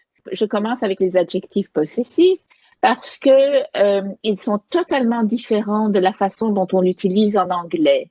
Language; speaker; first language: French; native; French